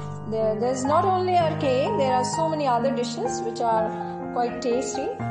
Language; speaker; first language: English; non-native, local second language; Punjabi